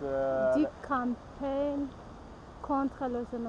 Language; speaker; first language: French; non-native, local second language; Kinyarwanda